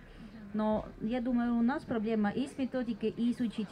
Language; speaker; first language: Russian; non-native, fluent; Estonian